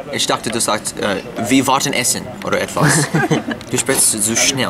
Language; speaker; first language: German; non-native, learner; English